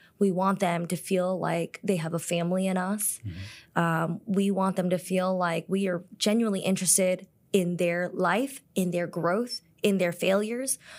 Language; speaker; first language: English; early bilingual, other home language; Korean